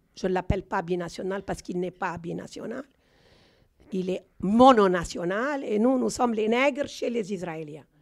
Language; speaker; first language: French; non-native, local second language; Arabic